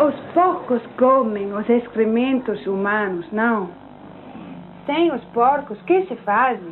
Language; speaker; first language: Portuguese; non-native, learner; English